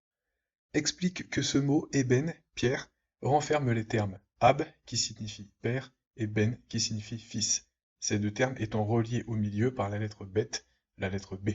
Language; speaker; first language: French; native; French